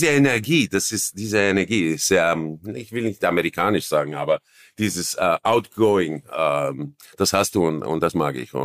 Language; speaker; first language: German; non-native, fluent; Croatian